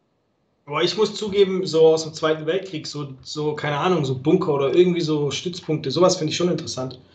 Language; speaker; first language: German; native; German